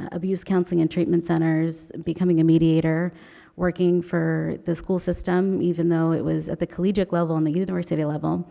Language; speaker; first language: English; native; English